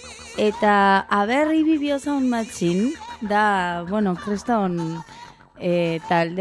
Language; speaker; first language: Basque; non-native, local second language; Spanish